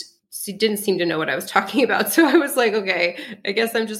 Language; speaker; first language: English; early bilingual, other home language; French